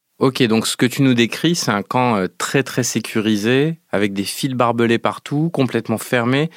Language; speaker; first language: French; native; French